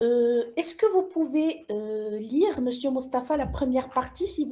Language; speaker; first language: French; non-native, local second language; Arabic